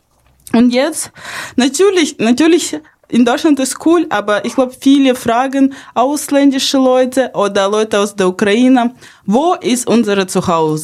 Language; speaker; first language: German; early bilingual, other home language; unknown